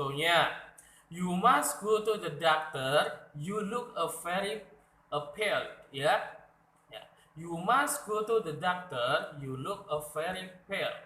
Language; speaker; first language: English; non-native, learner; Indonesian